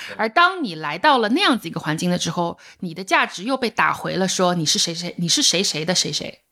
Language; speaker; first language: Chinese; native; Chinese